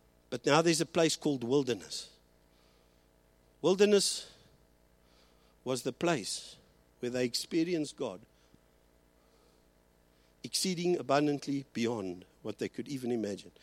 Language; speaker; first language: English; early bilingual, other home language; Afrikaans